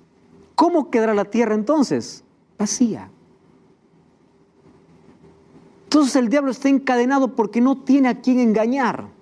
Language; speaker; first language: Spanish; native; Spanish